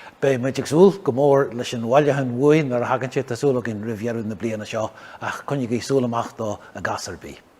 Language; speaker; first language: Irish; native; Irish